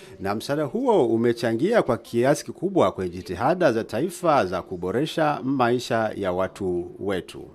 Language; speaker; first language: Swahili; native; Swahili